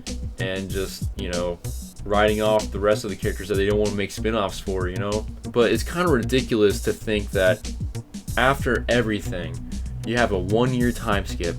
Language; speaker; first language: English; native; English